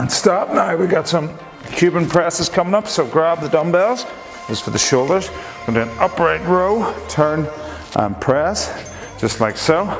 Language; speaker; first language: English; native; English